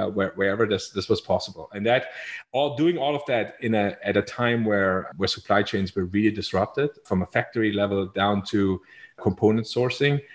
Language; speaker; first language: English; non-native, fluent; German